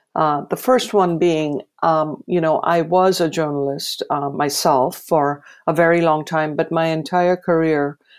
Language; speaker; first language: English; non-native, local second language; Gujarati